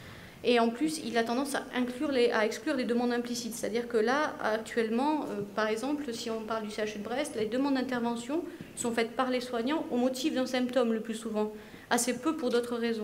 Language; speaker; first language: French; native; French